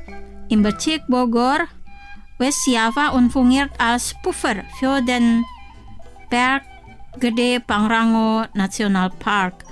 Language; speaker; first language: German; non-native, fluent; Indonesian